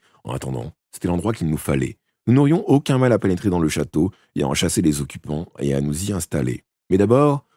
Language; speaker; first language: French; native; French